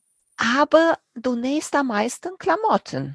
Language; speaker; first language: German; non-native, fluent; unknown